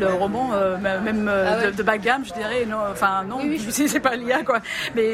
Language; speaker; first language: French; non-native, fluent; English